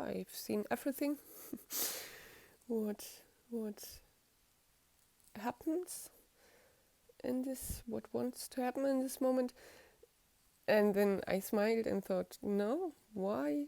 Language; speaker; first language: English; non-native, fluent; German